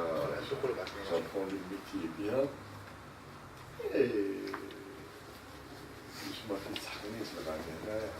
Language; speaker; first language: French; non-native, local second language; Arabic